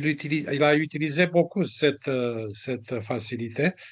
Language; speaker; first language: French; non-native, fluent; Romanian